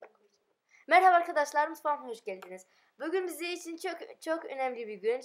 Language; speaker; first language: Turkish; non-native, fluent; Arabic